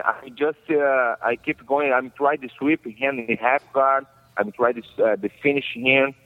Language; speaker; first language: English; non-native, learner; Portuguese